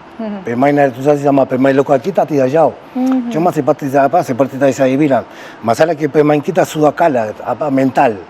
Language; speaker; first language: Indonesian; non-native, fluent; Spanish